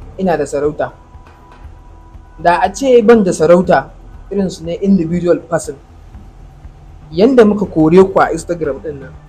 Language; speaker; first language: Hausa; native; Hausa